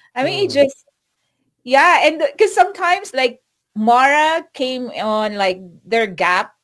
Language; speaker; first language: English; non-native, local second language; Filipino